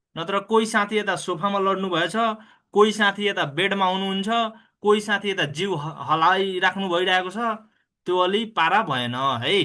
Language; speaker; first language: Nepali; non-native, local second language; Bhojpuri